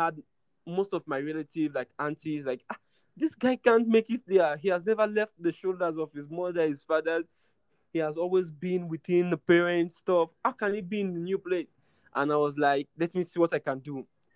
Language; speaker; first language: English; non-native, local second language; Krio